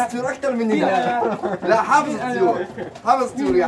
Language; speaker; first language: Arabic; native; Arabic